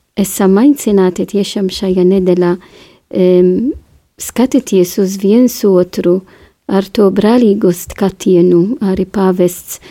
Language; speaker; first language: Latvian; non-native, fluent; Maltese